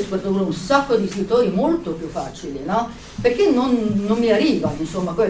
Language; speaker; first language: Italian; native; Italian